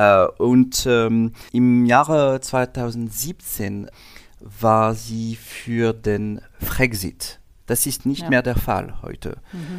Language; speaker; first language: German; non-native, learner; French